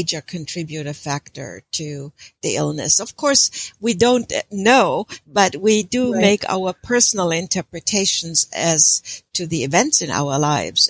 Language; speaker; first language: English; non-native, fluent; German